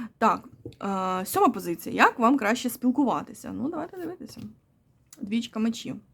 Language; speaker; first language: Ukrainian; non-native, local second language; Russian